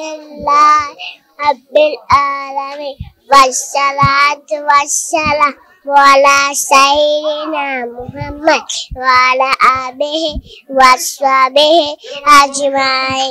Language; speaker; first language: Arabic; non-native, learner; Swahili